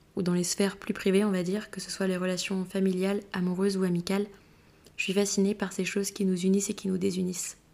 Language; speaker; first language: French; native; French